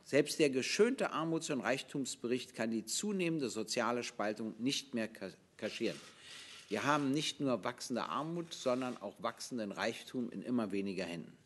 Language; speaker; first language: German; native; German